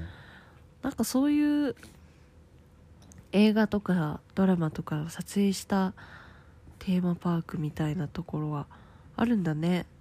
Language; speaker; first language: Japanese; native; Japanese